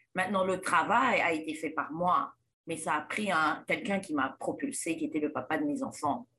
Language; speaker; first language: French; non-native, local second language; Lingala